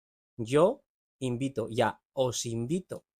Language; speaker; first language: Spanish; non-native, fluent; Urdu